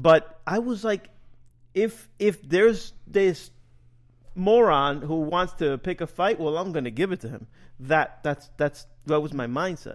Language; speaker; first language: English; native; English